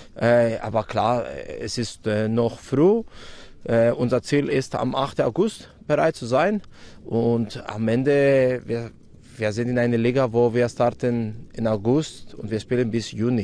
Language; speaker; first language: German; non-native, fluent; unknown